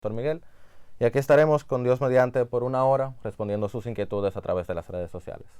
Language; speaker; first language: Spanish; native; Spanish